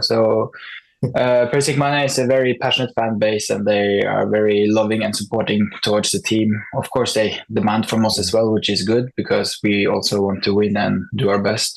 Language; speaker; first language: English; non-native, fluent; Norwegian